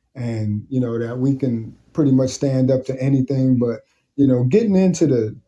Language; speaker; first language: English; native; English